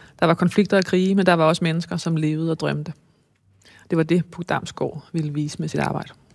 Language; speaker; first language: Danish; native; Danish